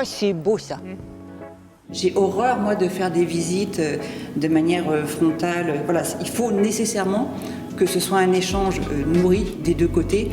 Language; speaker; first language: French; native; French